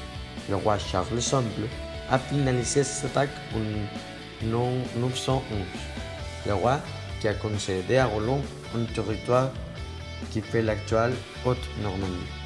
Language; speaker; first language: French; non-native, learner; Spanish